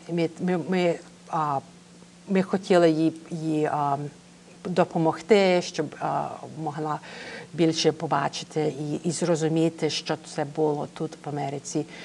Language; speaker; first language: Ukrainian; early bilingual, heritage; English